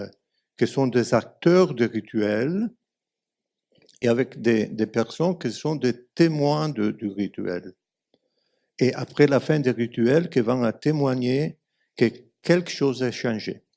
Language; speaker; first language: French; non-native, fluent; Italian